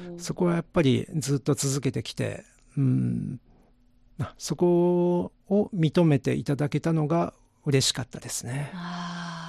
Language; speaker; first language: Japanese; native; Japanese